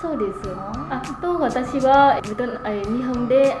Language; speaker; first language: Japanese; non-native, learner; Vietnamese